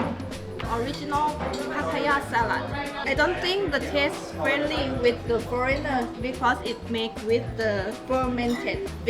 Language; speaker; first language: English; non-native, fluent; Thai